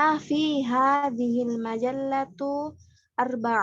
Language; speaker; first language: Arabic; non-native, learner; Indonesian